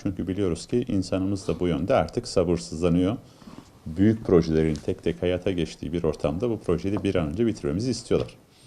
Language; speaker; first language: Turkish; native; Turkish